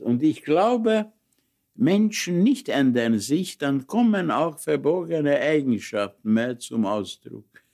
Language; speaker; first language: German; non-native, fluent; Hungarian